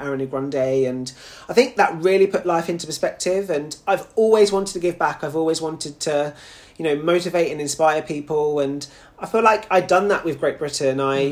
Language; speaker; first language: English; native; English